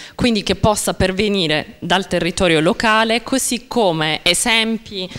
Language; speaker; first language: Italian; native; Italian